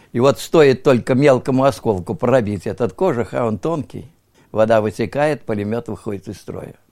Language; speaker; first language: Russian; native; Russian